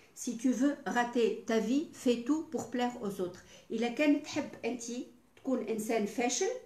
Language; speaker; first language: French; non-native, local second language; Arabic